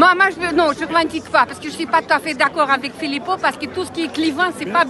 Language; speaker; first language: French; non-native, fluent; Russian